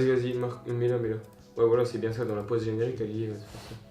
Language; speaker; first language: French; native; French